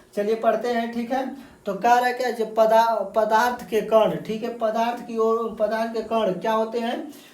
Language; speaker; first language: Hindi; native; Hindi